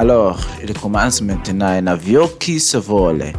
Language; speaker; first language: French; non-native, learner; English